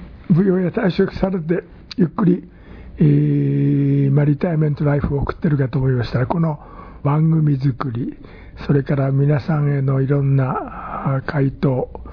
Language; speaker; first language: Japanese; native; Japanese